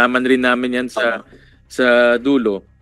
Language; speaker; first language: Filipino; native; Filipino